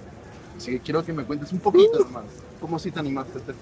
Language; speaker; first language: Spanish; native; Spanish